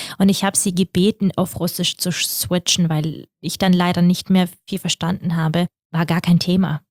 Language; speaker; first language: German; early bilingual, other home language; Russian